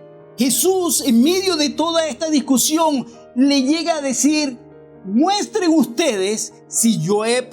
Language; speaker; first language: Spanish; native; Spanish